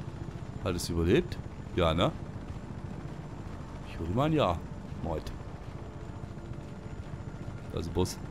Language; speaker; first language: German; native; German